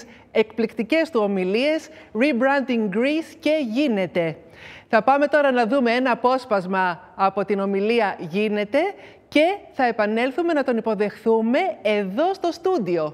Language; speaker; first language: Greek; native; Greek